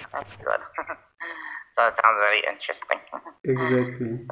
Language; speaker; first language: English; native; English